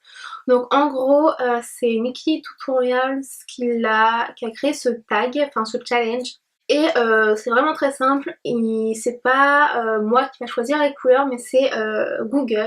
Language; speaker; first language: French; native; French